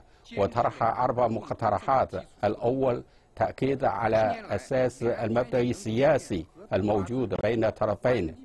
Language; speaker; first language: Arabic; non-native, fluent; Chinese